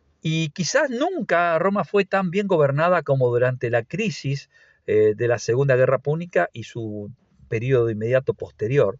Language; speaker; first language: Spanish; native; Spanish